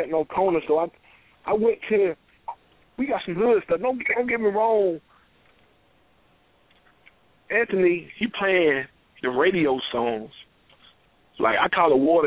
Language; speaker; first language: English; native; English